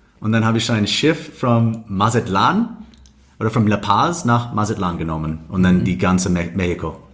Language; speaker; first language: German; non-native, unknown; English